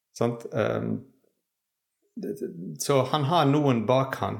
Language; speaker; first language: Norwegian; non-native, fluent; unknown